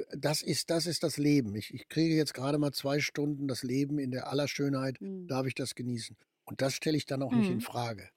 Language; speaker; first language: German; native; German